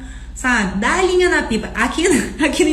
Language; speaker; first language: Portuguese; native; Portuguese